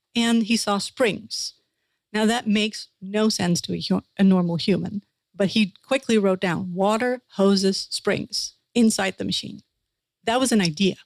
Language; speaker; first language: English; non-native, fluent; Dutch